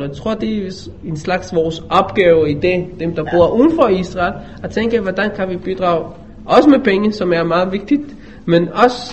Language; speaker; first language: Danish; non-native, fluent; Hebrew